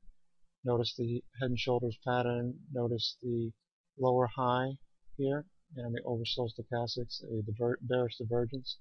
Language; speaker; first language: English; native; English